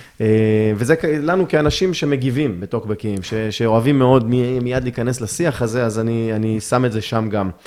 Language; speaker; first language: Hebrew; native; Hebrew